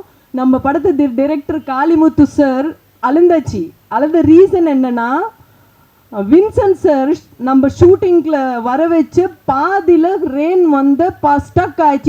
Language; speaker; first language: Tamil; non-native, learner; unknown